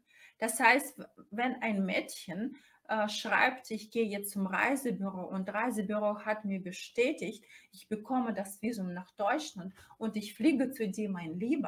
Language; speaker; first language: German; non-native, fluent; Russian